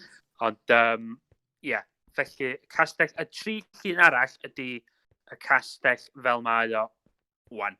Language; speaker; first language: Welsh; native; Welsh